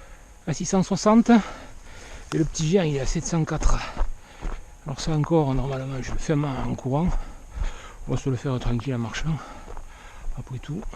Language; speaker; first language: French; native; French